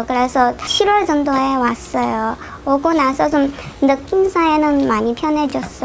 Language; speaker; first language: Korean; non-native, learner; Chinese